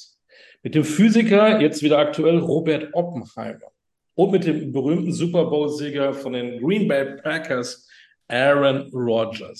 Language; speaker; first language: German; native; German